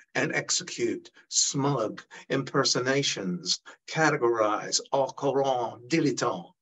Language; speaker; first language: English; early bilingual, other home language; Italian